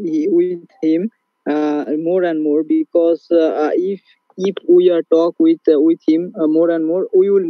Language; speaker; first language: English; non-native, learner; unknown